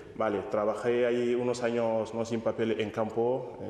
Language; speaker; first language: Spanish; non-native, fluent; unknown